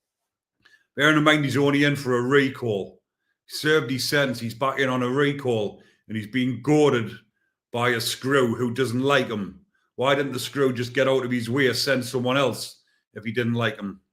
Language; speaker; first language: English; native; English